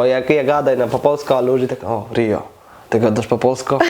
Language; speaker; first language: Polish; non-native, learner; Bangla